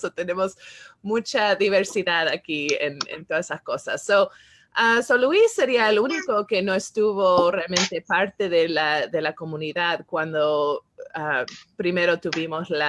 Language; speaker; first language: Spanish; non-native, fluent; English